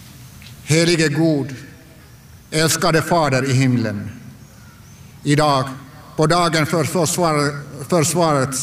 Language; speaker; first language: Swedish; non-native, local second language; Finnish